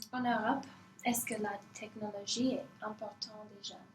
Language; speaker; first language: French; non-native, learner; English